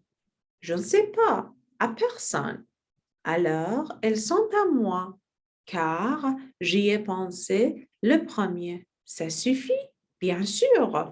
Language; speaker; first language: French; non-native, learner; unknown